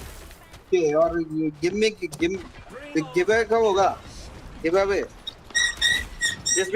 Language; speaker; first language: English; non-native, learner; Hindi